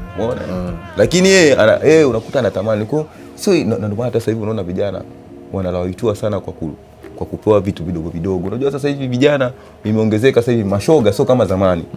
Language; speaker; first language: Swahili; native; Swahili